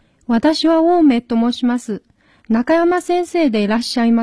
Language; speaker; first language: Japanese; non-native, fluent; Chinese